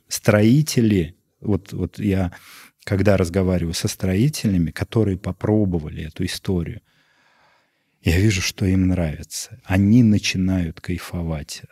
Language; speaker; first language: Russian; native; Russian